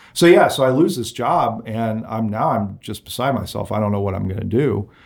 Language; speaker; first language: English; native; English